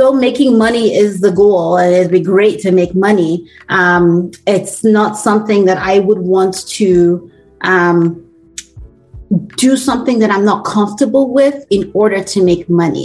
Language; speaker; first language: English; non-native, local second language; Bini